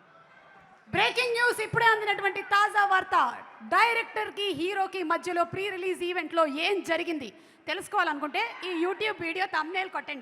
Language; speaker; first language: Telugu; native; Telugu